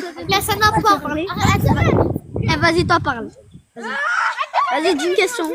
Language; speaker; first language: French; early bilingual, other home language; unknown